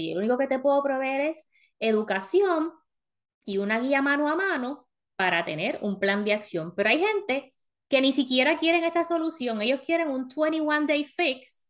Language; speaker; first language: Spanish; early bilingual, heritage; Spanish